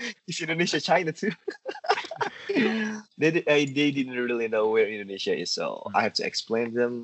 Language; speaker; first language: English; non-native, learner; Indonesian